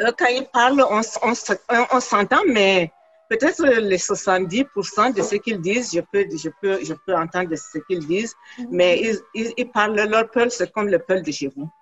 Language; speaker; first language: French; non-native, local second language; Fula